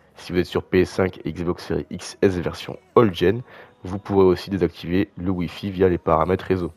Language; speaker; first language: French; native; French